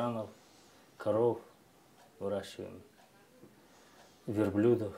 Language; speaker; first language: Russian; non-native, local second language; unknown